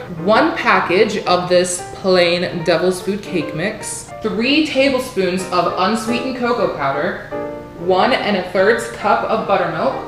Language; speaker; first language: English; native; English